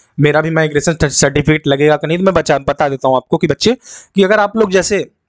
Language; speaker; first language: Hindi; native; Hindi